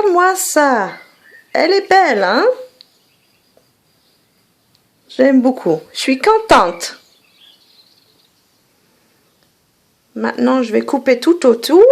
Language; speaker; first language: French; non-native, fluent; English